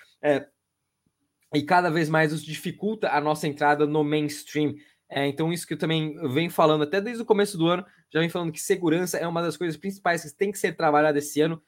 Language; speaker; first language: Portuguese; native; Portuguese